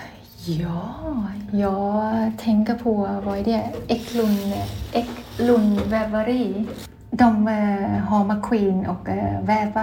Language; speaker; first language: Swedish; non-native, learner; Thai